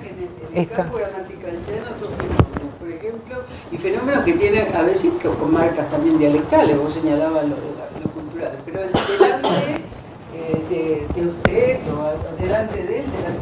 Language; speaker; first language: Spanish; native; Spanish